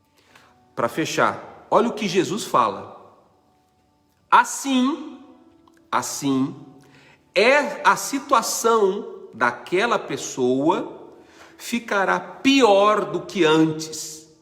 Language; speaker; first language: Portuguese; native; Portuguese